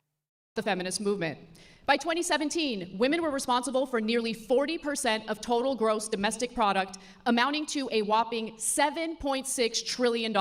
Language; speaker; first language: English; native; English